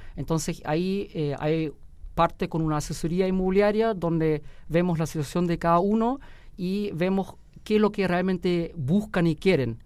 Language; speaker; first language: Spanish; early bilingual, heritage; Spanish